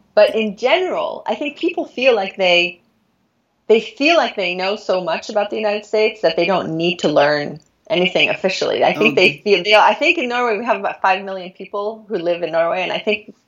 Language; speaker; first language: English; non-native, fluent; Norwegian